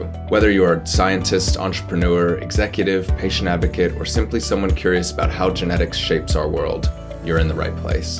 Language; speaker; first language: English; native; English